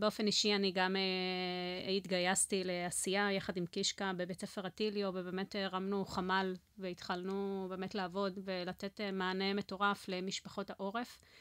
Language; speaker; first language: Hebrew; non-native, fluent; Spanish